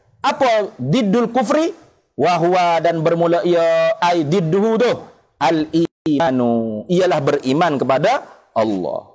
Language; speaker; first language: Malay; native; Malay